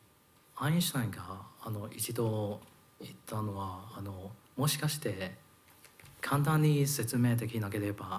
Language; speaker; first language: Japanese; non-native, learner; Cantonese